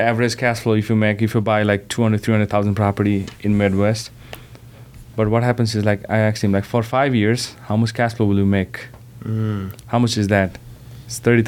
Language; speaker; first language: English; non-native, local second language; Nepali